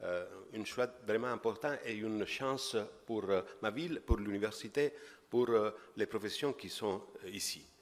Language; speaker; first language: French; non-native, fluent; Italian